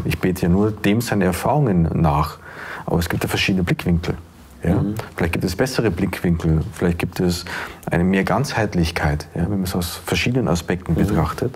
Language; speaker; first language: German; native; German